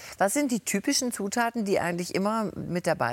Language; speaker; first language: German; native; German